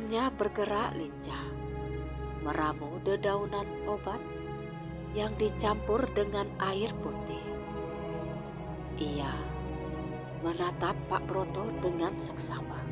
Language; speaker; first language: Indonesian; native; Indonesian